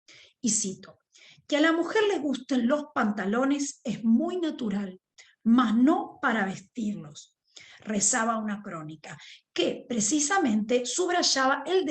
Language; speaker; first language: Spanish; native; Spanish